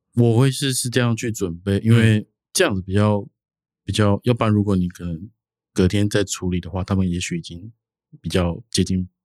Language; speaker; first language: Chinese; native; Chinese